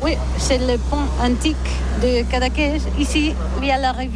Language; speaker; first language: French; non-native, learner; Catalan